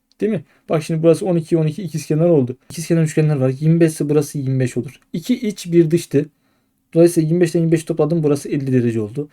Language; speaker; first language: Turkish; native; Turkish